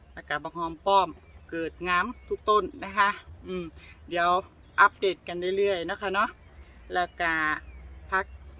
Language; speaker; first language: Thai; native; Thai